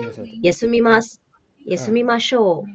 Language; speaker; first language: Japanese; non-native, learner; Kannada